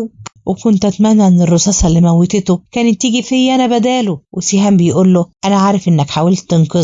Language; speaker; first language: Arabic; native; Arabic